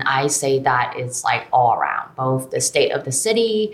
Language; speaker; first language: English; non-native, local second language; Cantonese